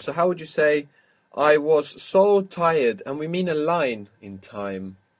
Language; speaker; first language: English; native; English